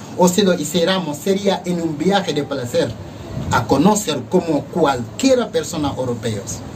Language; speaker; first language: Spanish; non-native, fluent; Wolof